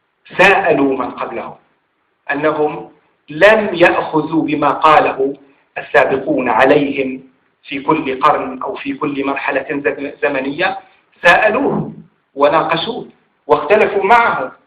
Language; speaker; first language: Arabic; native; Arabic